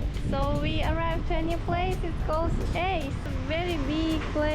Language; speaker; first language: English; non-native, fluent; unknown